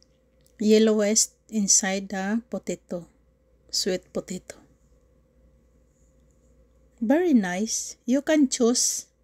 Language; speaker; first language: English; non-native, learner; Filipino